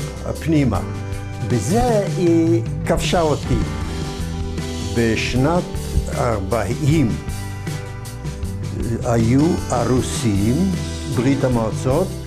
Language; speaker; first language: Hebrew; non-native, fluent; Yiddish